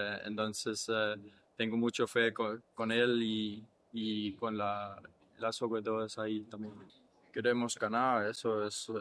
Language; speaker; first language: Spanish; early bilingual, heritage; English